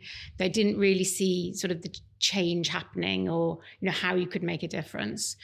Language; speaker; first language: English; native; English